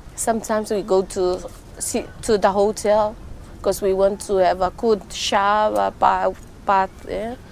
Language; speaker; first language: English; non-native, fluent; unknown